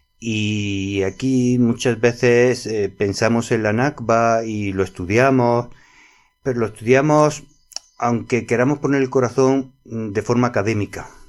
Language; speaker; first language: Spanish; native; Spanish